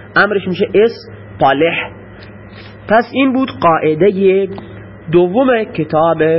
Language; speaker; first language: Persian; non-native, local second language; Baluchi